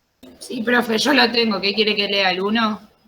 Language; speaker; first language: Spanish; native; Spanish